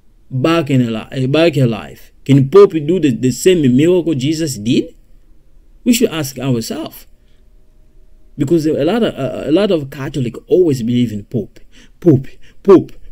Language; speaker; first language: English; non-native, fluent; Lingala